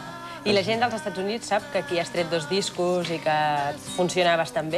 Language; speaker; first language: Catalan; native; Catalan